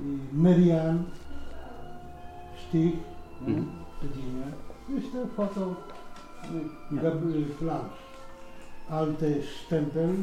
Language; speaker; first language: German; non-native, learner; Polish